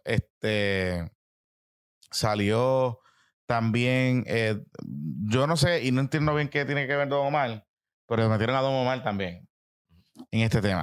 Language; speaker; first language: Spanish; native; Spanish